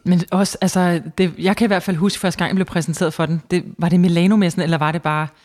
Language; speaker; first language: Danish; native; Danish